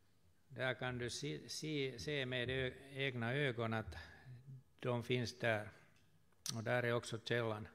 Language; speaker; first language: Swedish; non-native, fluent; Finnish